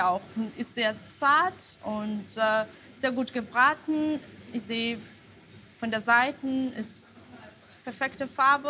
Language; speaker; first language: German; non-native, fluent; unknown